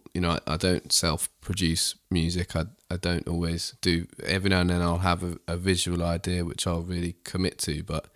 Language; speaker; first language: English; native; English